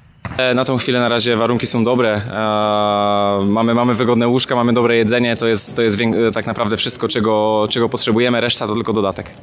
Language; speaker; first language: Polish; native; Polish